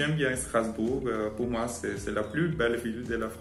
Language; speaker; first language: French; non-native, fluent; Portuguese